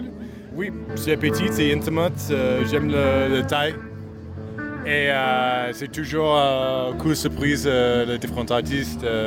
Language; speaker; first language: French; non-native, learner; English